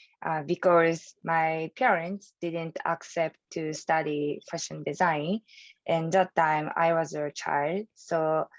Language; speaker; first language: English; non-native, learner; Japanese